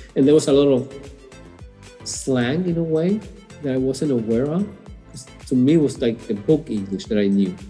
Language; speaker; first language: English; non-native, fluent; Spanish